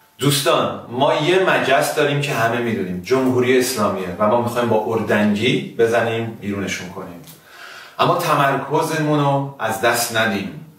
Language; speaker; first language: Persian; early bilingual, heritage; Persian